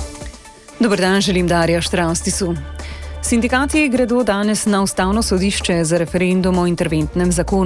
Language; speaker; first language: Slovenian; native; Slovenian